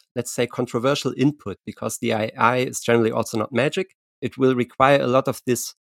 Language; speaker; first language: English; non-native, fluent; German